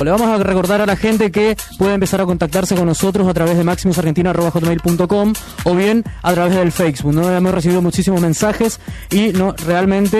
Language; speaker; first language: Spanish; native; Spanish